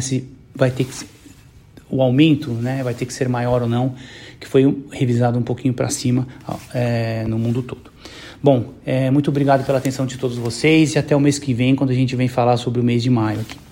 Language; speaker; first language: Portuguese; native; Portuguese